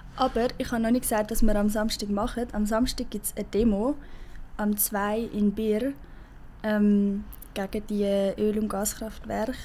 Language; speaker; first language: German; native; German